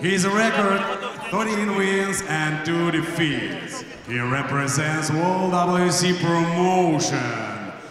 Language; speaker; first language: English; non-native, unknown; Ukrainian